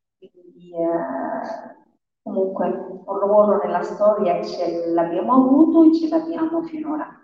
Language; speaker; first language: Italian; non-native, fluent; Arabic